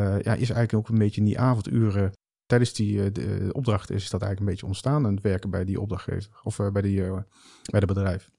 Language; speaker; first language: Dutch; native; Dutch